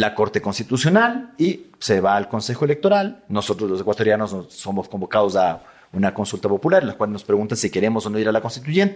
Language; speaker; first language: Spanish; native; Spanish